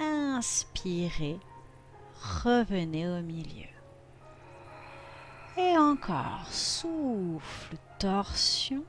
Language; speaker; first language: French; native; French